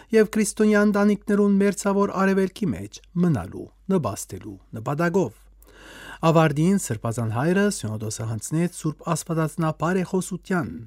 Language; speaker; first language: Armenian; early bilingual, heritage; Armenian